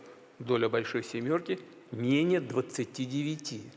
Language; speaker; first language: Russian; native; Russian